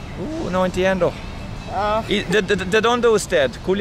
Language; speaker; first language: Spanish; non-native, learner; Norwegian